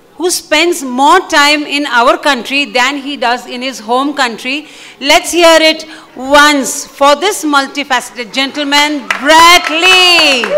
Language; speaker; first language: English; non-native, local second language; Marathi